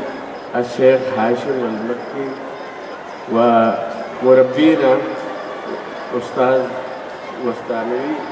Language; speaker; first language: Arabic; non-native, fluent; Urdu